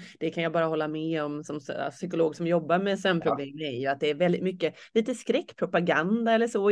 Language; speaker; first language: Swedish; native; Swedish